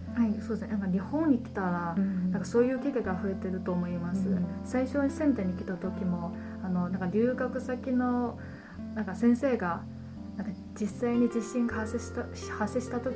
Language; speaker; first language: Japanese; non-native, fluent; Chinese